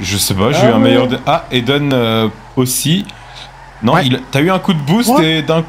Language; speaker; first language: French; native; French